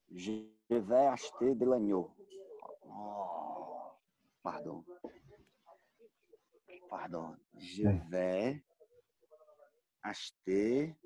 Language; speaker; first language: French; non-native, learner; Portuguese